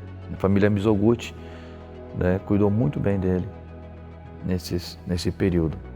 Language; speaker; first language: Portuguese; native; Portuguese